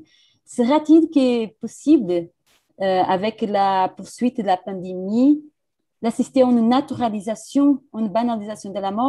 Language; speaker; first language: French; non-native, fluent; Portuguese